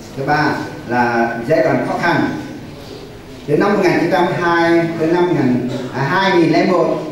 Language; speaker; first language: Vietnamese; non-native, local second language; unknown